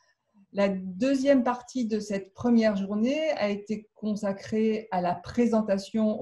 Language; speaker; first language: French; native; French